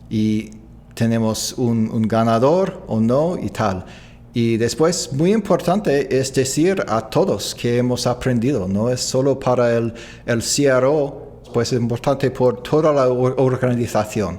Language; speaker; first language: Spanish; non-native, fluent; English